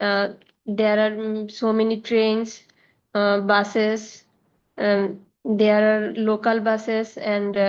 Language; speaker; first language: English; non-native, learner; Bangla